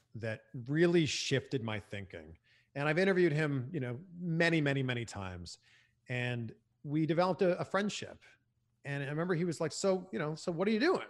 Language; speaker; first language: English; native; English